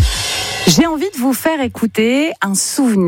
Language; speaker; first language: French; native; French